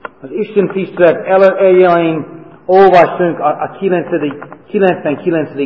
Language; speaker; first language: Hungarian; non-native, fluent; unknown